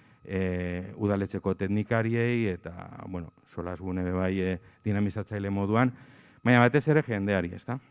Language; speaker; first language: Basque; native; Basque